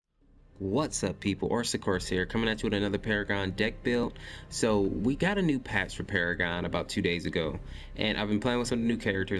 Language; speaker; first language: English; native; English